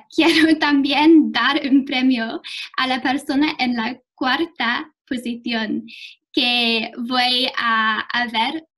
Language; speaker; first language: Spanish; non-native, fluent; English